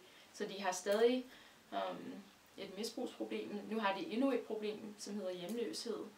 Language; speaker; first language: Danish; non-native, fluent; English